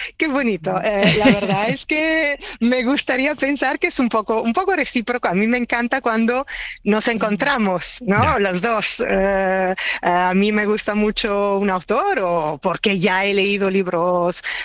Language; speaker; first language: Spanish; non-native, fluent; Italian